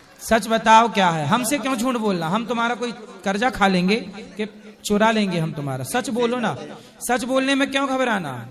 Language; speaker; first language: Hindi; native; Hindi